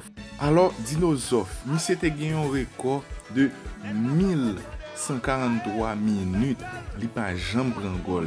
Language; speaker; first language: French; non-native, learner; Haitian Creole